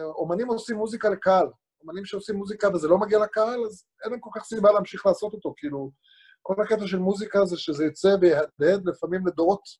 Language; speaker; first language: Hebrew; native; Hebrew